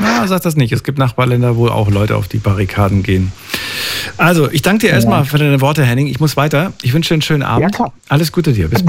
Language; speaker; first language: German; native; German